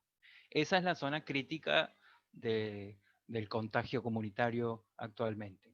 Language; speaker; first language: Spanish; native; Spanish